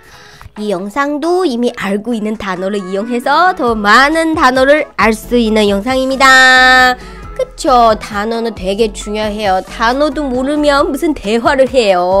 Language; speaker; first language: Korean; non-native, fluent; Chinese